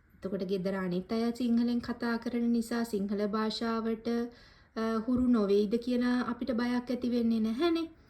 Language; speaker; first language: Sinhala; native; Sinhala